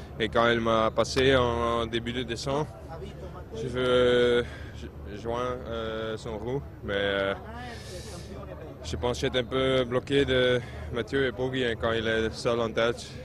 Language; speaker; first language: French; non-native, local second language; Dutch